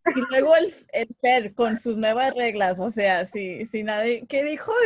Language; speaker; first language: Spanish; early bilingual, heritage; Spanish